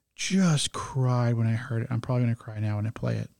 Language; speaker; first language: English; native; English